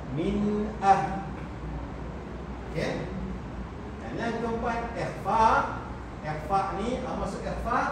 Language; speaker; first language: Malay; native; Malay